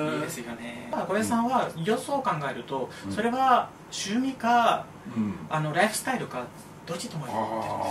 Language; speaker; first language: Japanese; non-native, fluent; Spanish